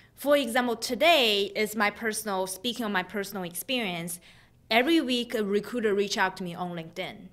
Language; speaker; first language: English; non-native, fluent; Chinese